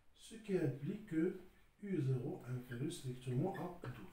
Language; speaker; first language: French; non-native, local second language; Arabic